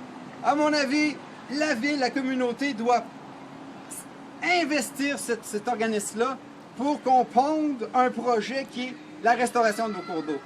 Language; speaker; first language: French; native; French